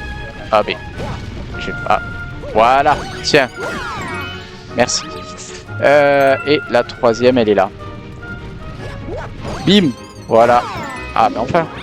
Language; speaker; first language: French; native; French